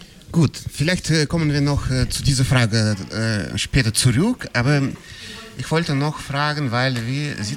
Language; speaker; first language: German; non-native, fluent; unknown